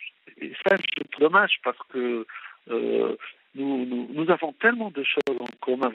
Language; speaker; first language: French; non-native, local second language; Arabic